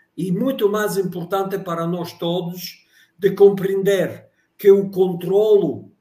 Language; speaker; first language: Portuguese; non-native, fluent; Russian